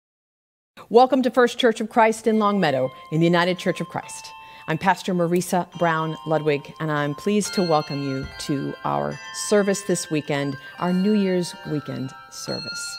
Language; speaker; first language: English; native; English